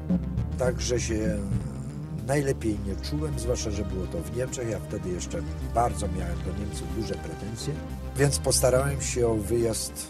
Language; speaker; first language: Polish; native; Polish